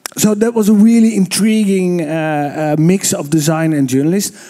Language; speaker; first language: English; non-native, fluent; Dutch